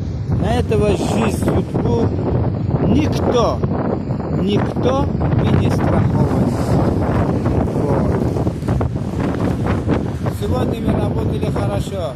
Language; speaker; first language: Russian; non-native, learner; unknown